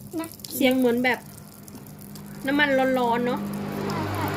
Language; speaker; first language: Thai; native; Thai